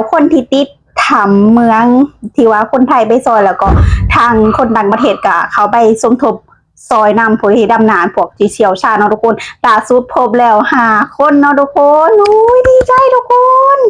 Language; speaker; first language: Thai; non-native, local second language; Lao